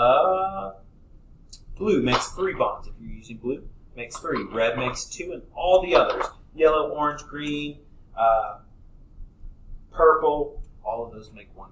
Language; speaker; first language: English; native; English